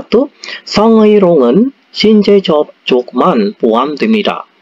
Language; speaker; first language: Korean; non-native, learner; Indonesian